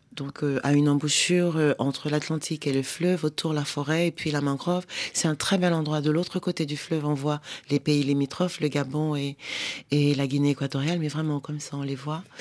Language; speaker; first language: French; native; French